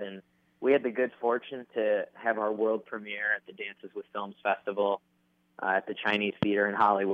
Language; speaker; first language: English; native; English